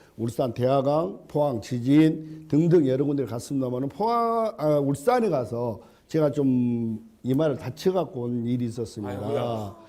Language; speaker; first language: Korean; native; Korean